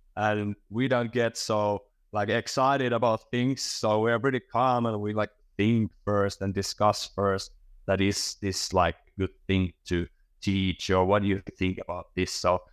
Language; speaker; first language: English; non-native, fluent; Finnish